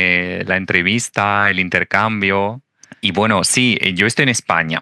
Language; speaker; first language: Spanish; non-native, fluent; Italian